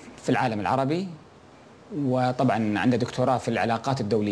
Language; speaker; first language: Arabic; native; Arabic